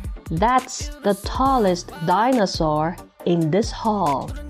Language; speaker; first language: English; non-native, fluent; Chinese